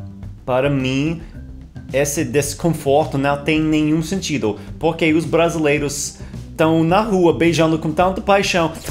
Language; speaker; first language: Portuguese; non-native, fluent; English